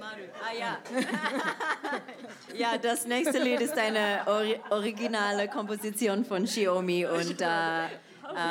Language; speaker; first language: German; non-native, fluent; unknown